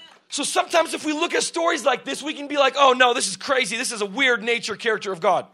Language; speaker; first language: English; early bilingual, other home language; Russian